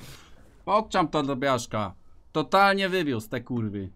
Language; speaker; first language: Polish; native; Polish